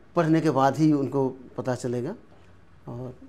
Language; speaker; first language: Hindi; non-native, local second language; Bangla